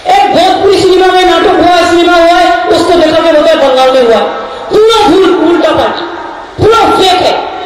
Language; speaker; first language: Hindi; non-native, local second language; Bangla